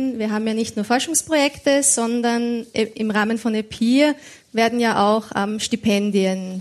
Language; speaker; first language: German; native; German